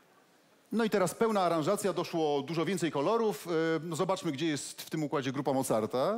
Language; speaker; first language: Polish; native; Polish